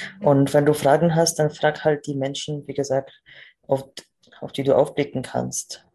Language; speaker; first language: German; non-native, fluent; Polish